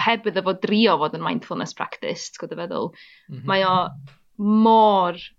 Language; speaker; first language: Welsh; native; Welsh